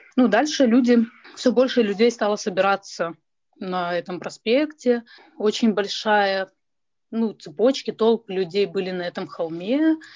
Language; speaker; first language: Russian; native; Russian